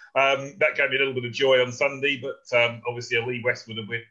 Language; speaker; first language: English; native; English